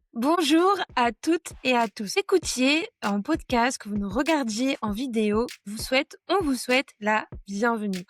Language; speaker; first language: French; early bilingual, other home language; Arabic